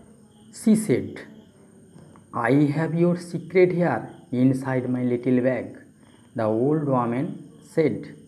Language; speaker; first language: English; non-native, local second language; Bangla